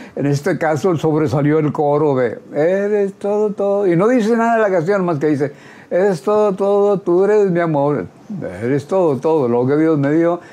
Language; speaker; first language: Spanish; native; Spanish